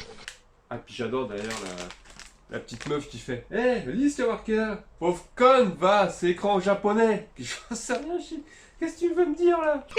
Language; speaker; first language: French; native; French